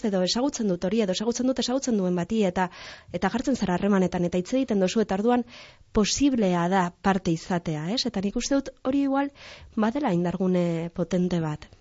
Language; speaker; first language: Basque; native; Basque